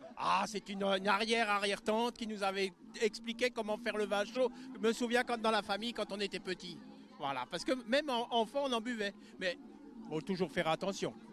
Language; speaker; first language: French; native; French